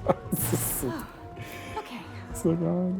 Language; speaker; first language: German; native; German